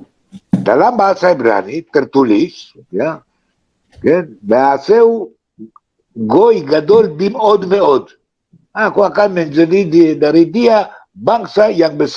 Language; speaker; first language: Indonesian; non-native, fluent; Hebrew